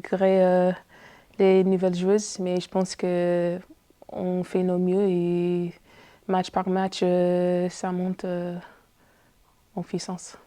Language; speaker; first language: French; non-native, fluent; English